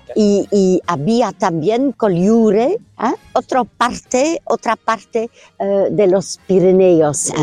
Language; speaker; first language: Spanish; non-native, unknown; Dutch